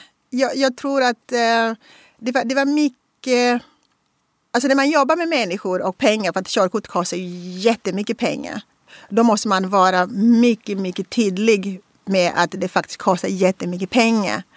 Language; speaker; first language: Swedish; non-native, fluent; Portuguese